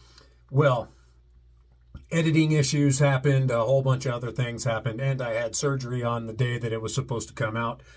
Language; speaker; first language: English; native; English